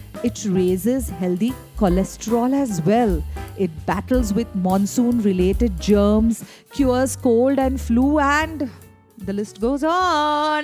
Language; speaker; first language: English; non-native, local second language; Marathi